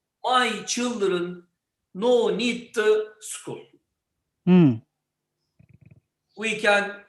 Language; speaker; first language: English; non-native, learner; Turkish